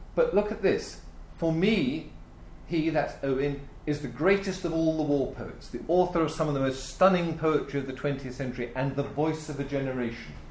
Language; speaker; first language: English; native; English